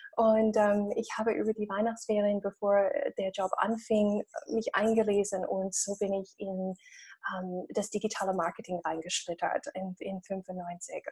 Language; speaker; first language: German; non-native, fluent; English